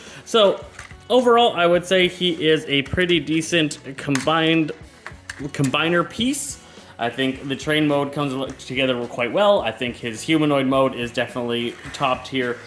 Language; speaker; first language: English; native; English